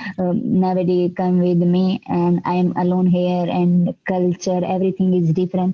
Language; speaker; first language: English; non-native, learner; Hindi